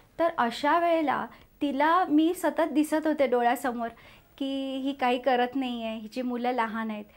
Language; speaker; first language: Marathi; native; Marathi